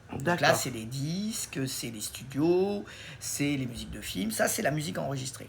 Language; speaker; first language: French; native; French